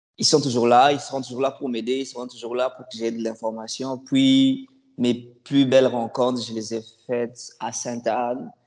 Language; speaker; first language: French; non-native, local second language; Lingala